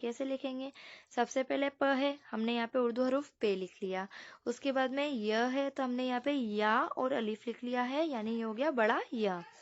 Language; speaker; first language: Hindi; native; Hindi